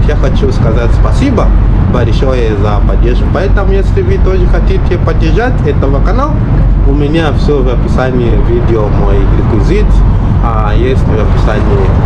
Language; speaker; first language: Russian; non-native, learner; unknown